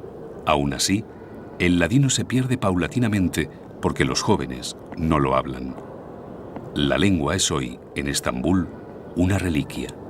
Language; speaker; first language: Spanish; native; Spanish